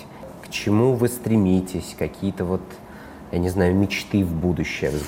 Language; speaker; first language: Russian; native; Russian